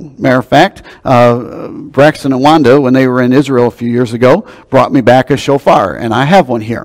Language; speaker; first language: English; native; English